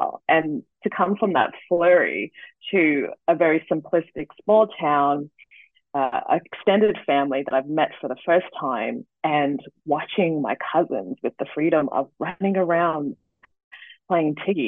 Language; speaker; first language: English; native; English